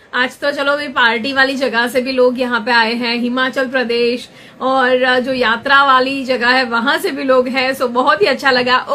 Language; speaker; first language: Hindi; non-native, local second language; Gujarati